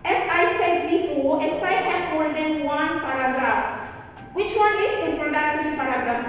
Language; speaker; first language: English; non-native, fluent; Indonesian